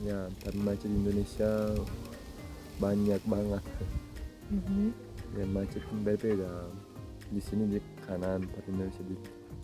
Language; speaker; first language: Indonesian; non-native, learner; Turkish